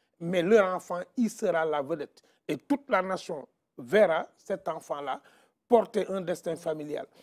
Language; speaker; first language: French; non-native, local second language; Wolof